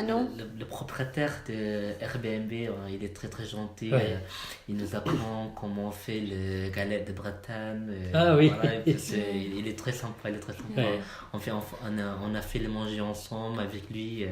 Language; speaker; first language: French; non-native, learner; Malay